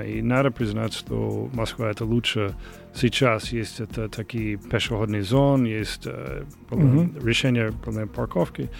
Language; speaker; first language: Russian; non-native, learner; English